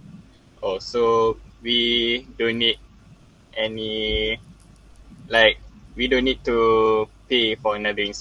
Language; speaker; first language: English; non-native, local second language; Malay